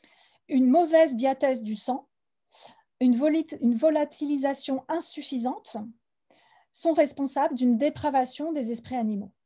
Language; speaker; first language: French; native; French